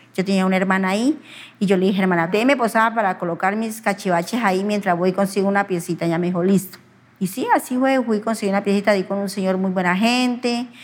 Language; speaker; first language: Spanish; native; Spanish